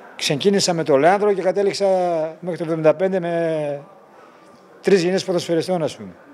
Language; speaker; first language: Greek; native; Greek